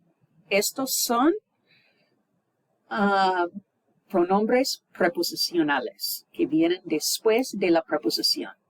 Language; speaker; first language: Spanish; non-native, fluent; English